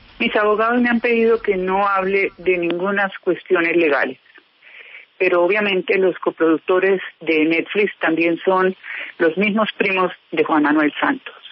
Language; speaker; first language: Spanish; native; Spanish